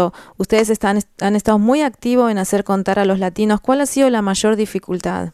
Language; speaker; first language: Spanish; native; Spanish